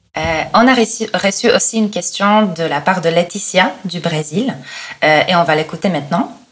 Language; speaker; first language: French; non-native, fluent; Polish